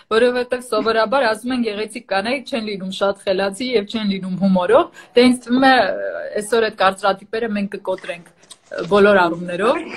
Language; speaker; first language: Armenian; native; Armenian